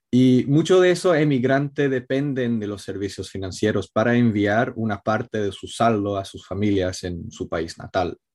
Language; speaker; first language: Spanish; non-native, fluent; Italian